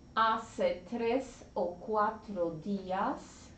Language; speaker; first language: Spanish; non-native, learner; English